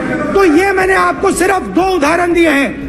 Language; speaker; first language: Hindi; native; Hindi